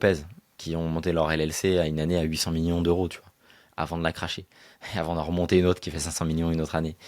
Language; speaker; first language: French; native; French